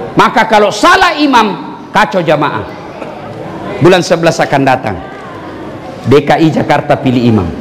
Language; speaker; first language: Indonesian; non-native, local second language; Buginese